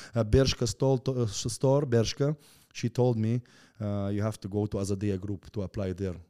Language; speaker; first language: English; non-native, fluent; Russian